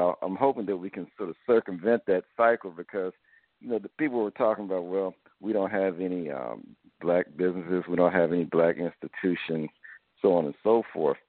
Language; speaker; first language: English; native; English